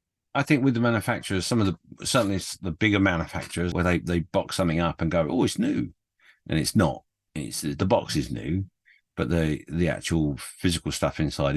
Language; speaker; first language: English; native; English